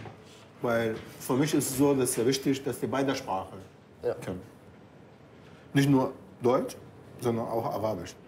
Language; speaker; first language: German; non-native, fluent; Arabic